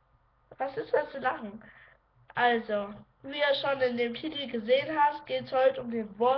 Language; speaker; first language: German; native; German